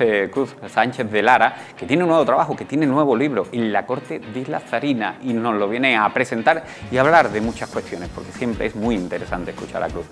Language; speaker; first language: Spanish; native; Spanish